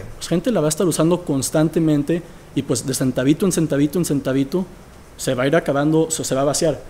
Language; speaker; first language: Spanish; early bilingual, heritage; Spanish